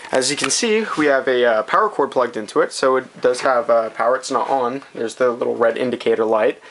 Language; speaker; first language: English; native; English